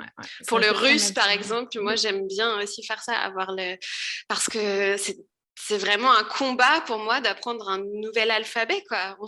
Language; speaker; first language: French; native; French